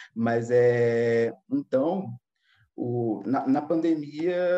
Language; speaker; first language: Portuguese; native; Portuguese